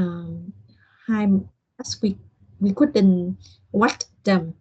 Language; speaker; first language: English; non-native, learner; Vietnamese